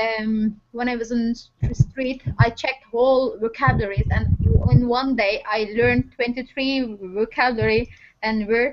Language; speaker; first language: English; non-native, learner; Turkish